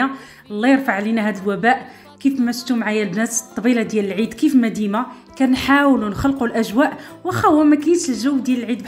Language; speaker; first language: Arabic; native; Arabic